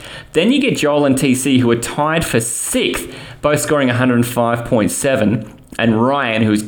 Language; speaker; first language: English; native; English